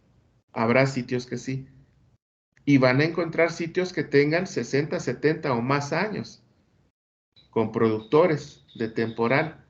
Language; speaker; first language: Spanish; native; Spanish